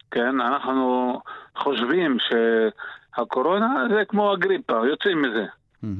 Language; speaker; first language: Hebrew; native; Hebrew